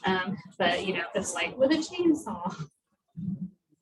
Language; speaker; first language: English; native; English